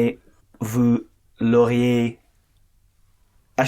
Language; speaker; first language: French; non-native, learner; English